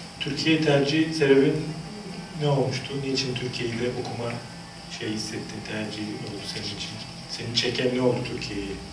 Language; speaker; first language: Turkish; native; Turkish